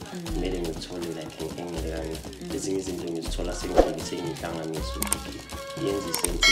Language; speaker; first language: English; non-native, local second language; Zulu